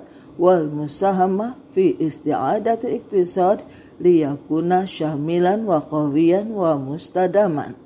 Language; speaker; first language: Arabic; non-native, fluent; Indonesian